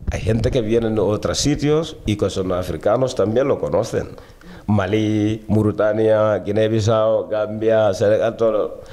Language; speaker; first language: Spanish; early bilingual, other home language; Wolof